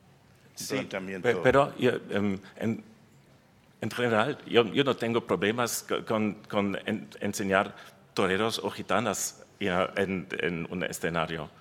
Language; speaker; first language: Spanish; non-native, learner; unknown